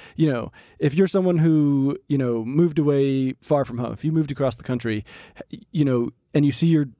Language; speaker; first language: English; early bilingual, other home language; Greek